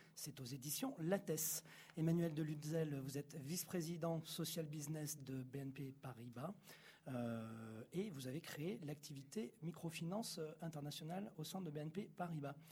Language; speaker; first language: French; native; French